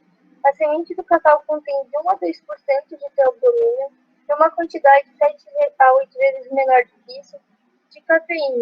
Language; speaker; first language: Portuguese; native; Portuguese